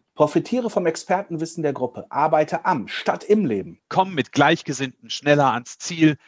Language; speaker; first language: German; native; German